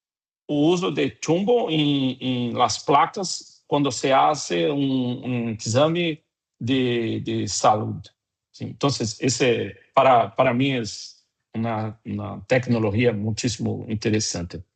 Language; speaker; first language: Portuguese; non-native, fluent; Spanish